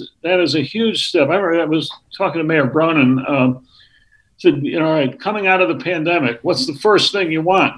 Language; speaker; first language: English; native; English